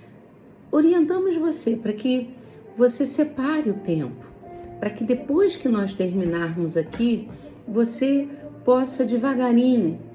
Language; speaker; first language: Portuguese; native; Portuguese